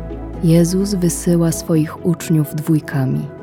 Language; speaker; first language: Polish; native; Polish